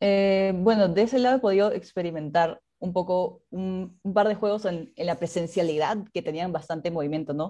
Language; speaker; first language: Spanish; native; Spanish